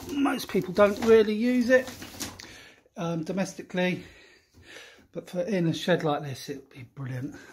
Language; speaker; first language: English; native; English